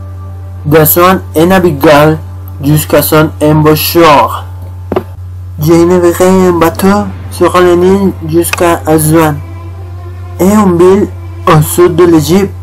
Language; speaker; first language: French; non-native, learner; Spanish